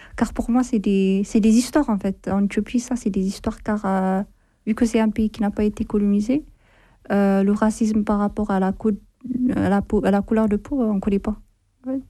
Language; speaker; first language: French; non-native, fluent; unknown